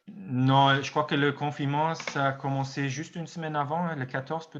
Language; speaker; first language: French; non-native, fluent; German